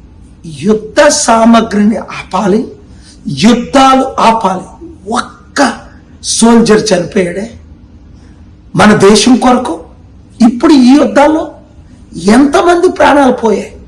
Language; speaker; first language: Telugu; native; Telugu